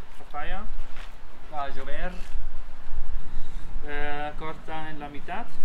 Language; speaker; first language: Spanish; non-native, learner; German